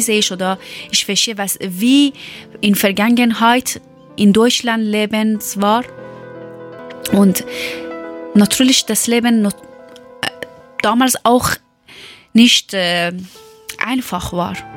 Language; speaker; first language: German; non-native, learner; Persian